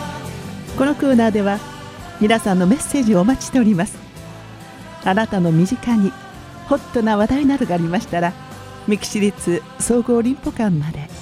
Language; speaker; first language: Japanese; native; Japanese